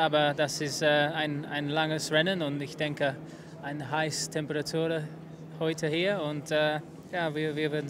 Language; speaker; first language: German; non-native, learner; English